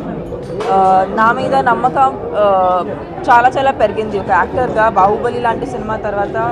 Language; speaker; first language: Telugu; non-native, fluent; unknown